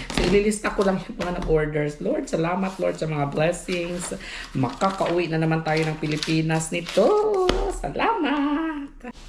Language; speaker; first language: Filipino; non-native, local second language; Cebuano